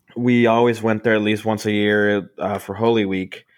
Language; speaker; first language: English; early bilingual, other home language; Spanish